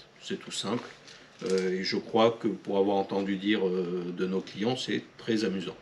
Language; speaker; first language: French; native; French